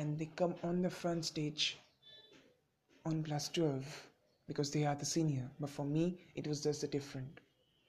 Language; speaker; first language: English; non-native, local second language; Bangla